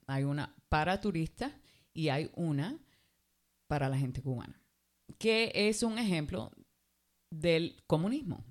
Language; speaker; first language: Spanish; early bilingual, heritage; Spanish